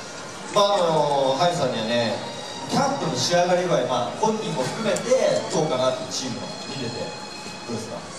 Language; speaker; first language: Japanese; native; Japanese